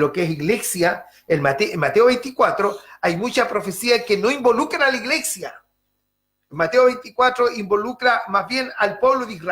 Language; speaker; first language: Spanish; native; Spanish